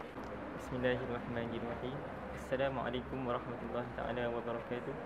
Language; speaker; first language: Arabic; non-native, learner; Indonesian